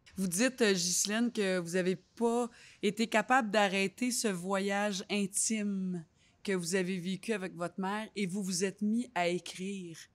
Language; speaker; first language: French; native; French